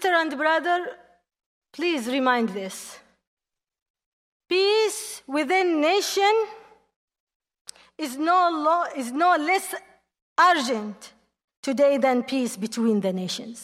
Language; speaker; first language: English; non-native, fluent; Arabic